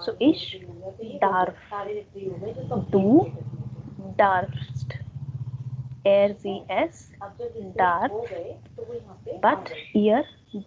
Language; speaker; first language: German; non-native, fluent; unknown